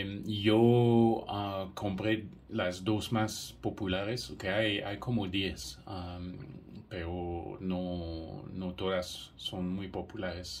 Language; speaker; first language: Spanish; non-native, fluent; English